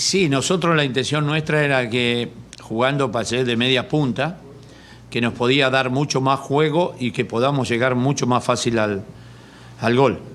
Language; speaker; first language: Spanish; native; Spanish